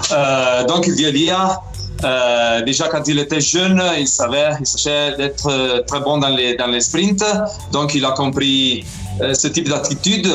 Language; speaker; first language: French; non-native, fluent; Italian